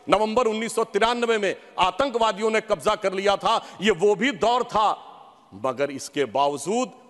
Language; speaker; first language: Hindi; native; Hindi